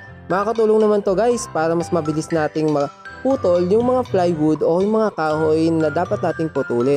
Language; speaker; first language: Filipino; native; Filipino